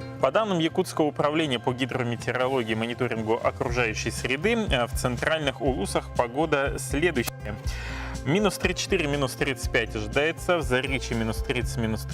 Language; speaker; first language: Russian; native; Russian